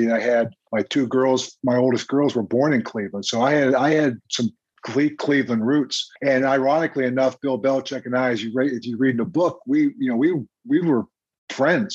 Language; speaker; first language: English; native; English